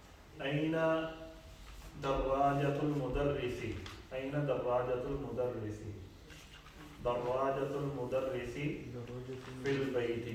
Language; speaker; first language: Arabic; non-native, fluent; Urdu